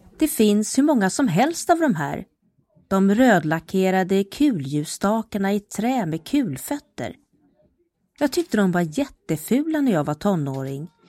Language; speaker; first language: Swedish; native; Swedish